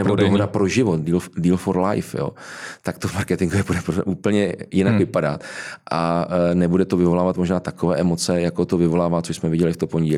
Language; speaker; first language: Czech; native; Czech